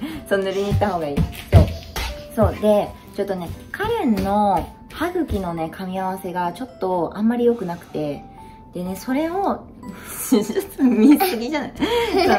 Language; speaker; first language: Japanese; native; Japanese